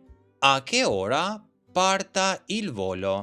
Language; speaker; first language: Italian; non-native, fluent; Albanian